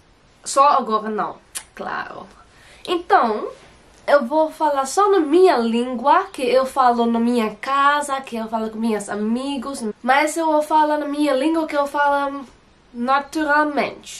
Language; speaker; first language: Portuguese; non-native, learner; Dutch